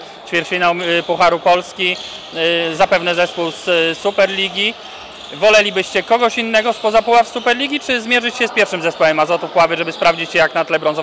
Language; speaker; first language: Polish; native; Polish